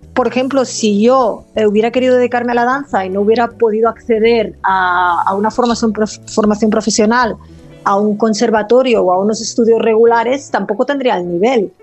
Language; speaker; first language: Spanish; non-native, local second language; Catalan